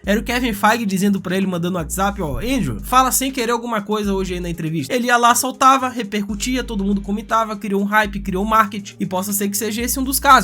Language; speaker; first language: Portuguese; native; Portuguese